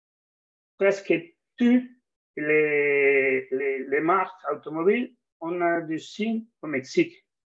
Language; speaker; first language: French; non-native, fluent; Spanish